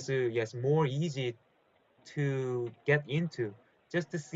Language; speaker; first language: English; non-native, learner; Korean